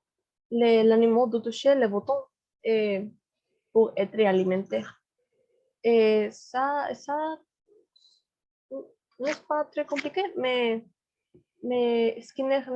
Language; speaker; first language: French; non-native, learner; Spanish